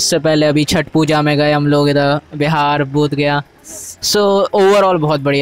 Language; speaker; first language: Hindi; native; Hindi